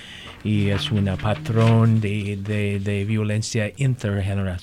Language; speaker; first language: Spanish; non-native, learner; English